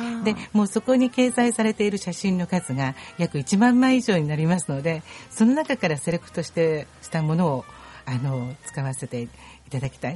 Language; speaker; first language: Japanese; native; Japanese